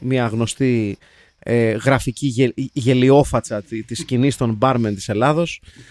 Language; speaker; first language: Greek; native; Greek